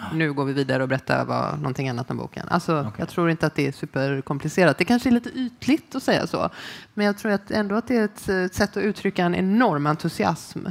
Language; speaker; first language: Swedish; native; Swedish